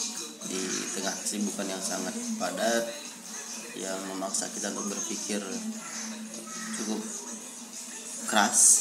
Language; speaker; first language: Indonesian; native; Indonesian